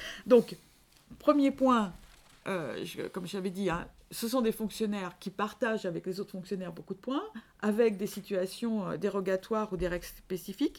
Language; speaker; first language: French; native; French